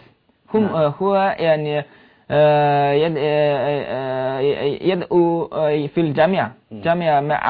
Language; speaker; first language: Arabic; non-native, learner; Chinese